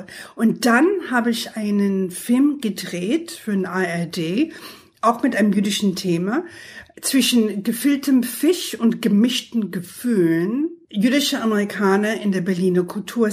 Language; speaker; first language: German; non-native, fluent; English